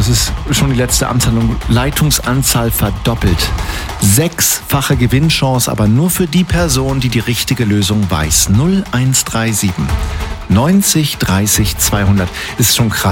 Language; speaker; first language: German; native; German